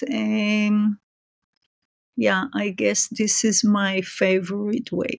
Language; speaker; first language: English; non-native, fluent; Hebrew